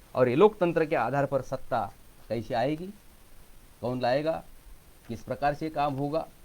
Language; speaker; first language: Hindi; non-native, local second language; Marathi